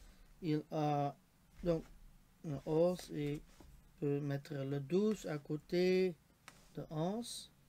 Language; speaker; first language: French; non-native, local second language; Dutch